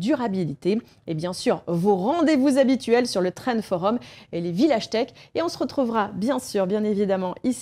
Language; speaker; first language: French; native; French